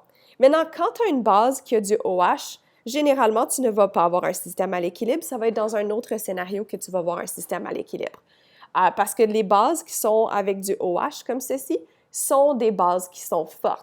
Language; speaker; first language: French; native; French